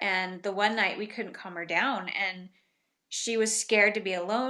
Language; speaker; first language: English; native; English